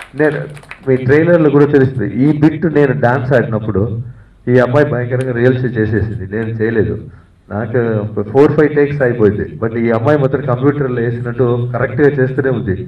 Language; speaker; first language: Telugu; non-native, fluent; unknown